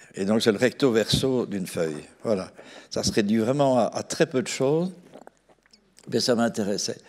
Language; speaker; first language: French; native; French